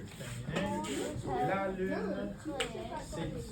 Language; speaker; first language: French; non-native, local second language; English